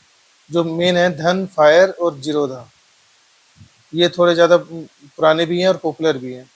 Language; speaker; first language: Hindi; native; Hindi